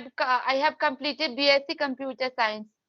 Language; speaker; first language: English; non-native, learner; Hindi